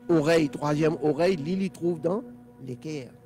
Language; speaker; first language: French; non-native, learner; Telugu